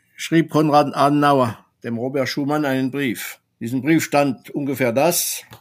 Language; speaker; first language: German; non-native, fluent; French